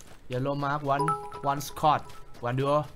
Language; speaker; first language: English; non-native, learner; Thai